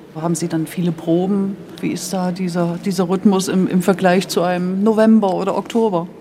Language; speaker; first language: German; native; German